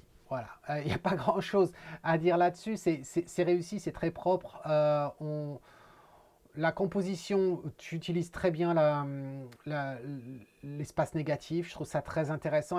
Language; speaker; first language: French; native; French